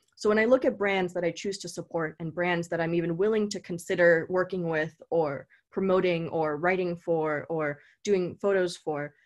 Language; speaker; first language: English; native; English